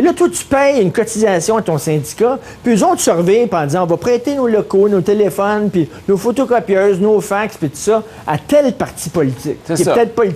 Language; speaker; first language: French; native; French